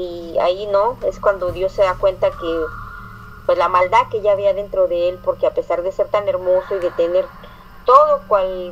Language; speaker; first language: Spanish; native; Spanish